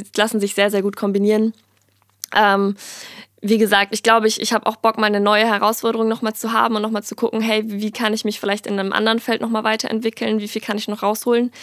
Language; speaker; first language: German; native; German